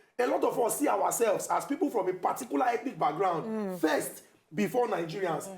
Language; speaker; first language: Nigerian Pidgin; non-native, local second language; Igbo